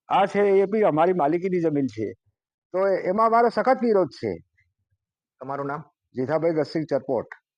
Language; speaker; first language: Gujarati; non-native, local second language; Bhili